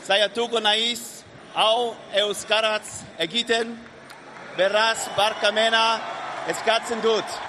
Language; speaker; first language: Basque; non-native, learner; English